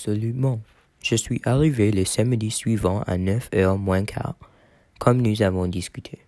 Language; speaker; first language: French; non-native, learner; English